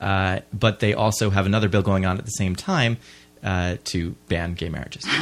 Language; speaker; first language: English; native; English